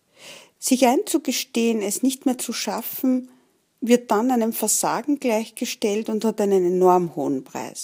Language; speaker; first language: German; native; German